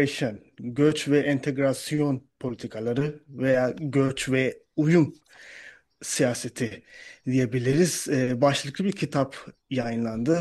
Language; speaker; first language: Turkish; non-native, fluent; Urdu